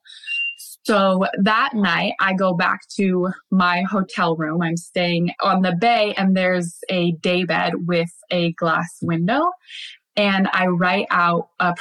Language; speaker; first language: English; native; English